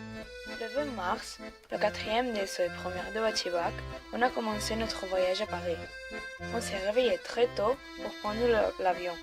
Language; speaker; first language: French; non-native, learner; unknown